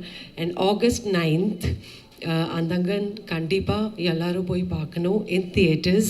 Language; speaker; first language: Tamil; non-native, fluent; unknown